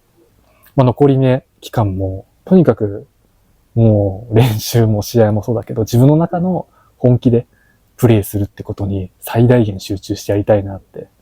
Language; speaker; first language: Japanese; native; Japanese